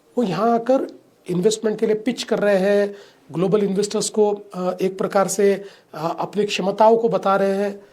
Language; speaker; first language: Hindi; non-native, local second language; Marathi